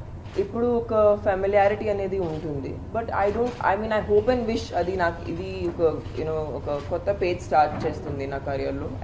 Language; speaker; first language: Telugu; non-native, fluent; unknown